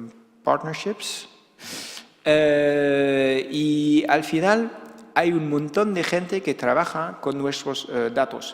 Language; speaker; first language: Spanish; non-native, fluent; Dutch